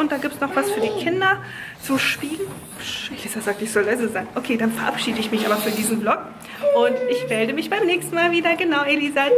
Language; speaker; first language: German; native; German